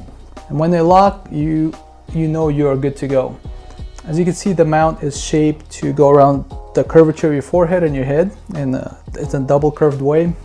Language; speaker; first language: English; native; English